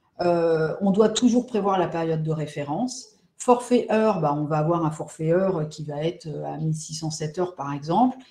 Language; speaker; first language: French; native; French